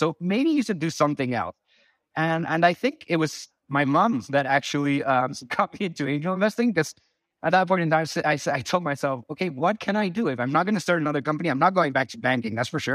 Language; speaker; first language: English; non-native, fluent; Spanish